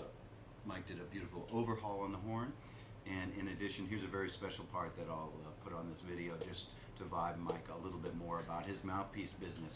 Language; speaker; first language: English; native; English